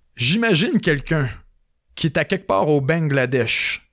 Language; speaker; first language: French; native; French